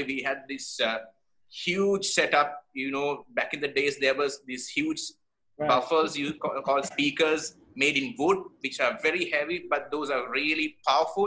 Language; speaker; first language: English; non-native, local second language; Sinhala